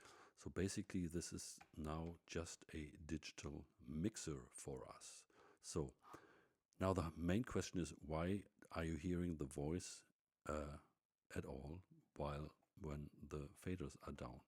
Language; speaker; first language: English; non-native, fluent; German